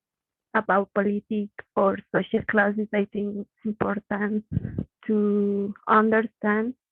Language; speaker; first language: English; non-native, learner; Spanish